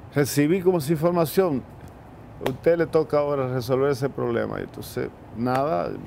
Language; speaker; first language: Spanish; native; Spanish